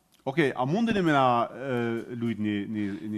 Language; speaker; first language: Albanian; native; Albanian